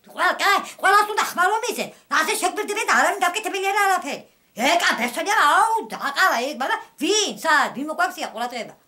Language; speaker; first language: Georgian; native; Georgian